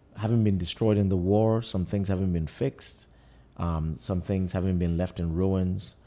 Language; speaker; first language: English; non-native, local second language; Yoruba